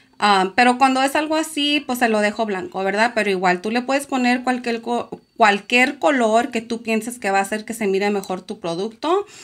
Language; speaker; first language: Spanish; early bilingual, heritage; Spanish